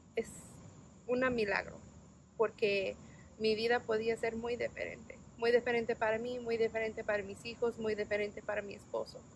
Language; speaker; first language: Spanish; non-native, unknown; English